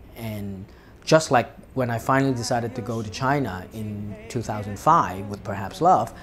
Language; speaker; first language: English; non-native, local second language; Cantonese